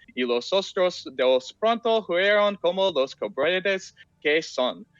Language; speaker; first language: Spanish; non-native, learner; English